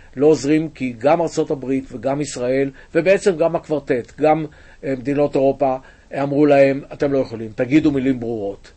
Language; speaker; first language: Hebrew; native; Hebrew